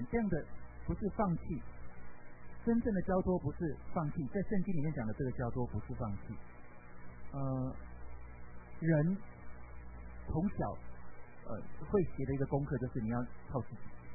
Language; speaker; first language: Chinese; native; Chinese